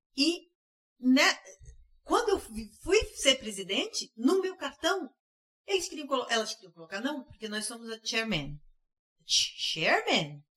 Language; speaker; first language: Portuguese; early bilingual, heritage; Portuguese